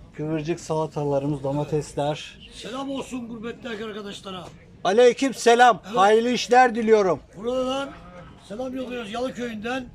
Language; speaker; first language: Turkish; native; Turkish